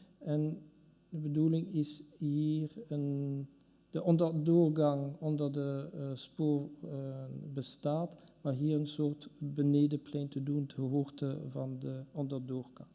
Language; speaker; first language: Dutch; non-native, local second language; French